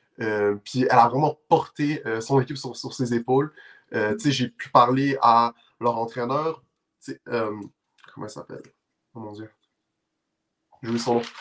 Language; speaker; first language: French; native; French